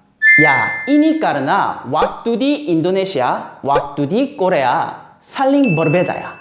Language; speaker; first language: Indonesian; non-native, fluent; Korean